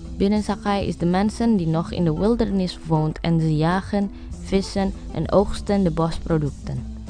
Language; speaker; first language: Dutch; non-native, learner; Indonesian